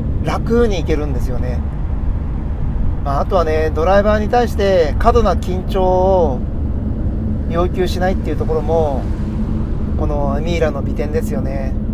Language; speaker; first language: Japanese; native; Japanese